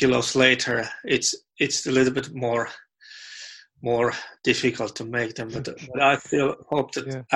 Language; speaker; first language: English; non-native, fluent; Finnish